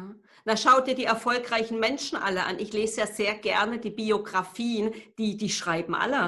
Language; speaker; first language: German; native; German